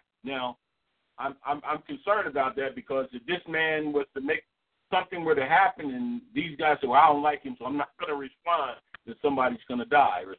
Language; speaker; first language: English; native; English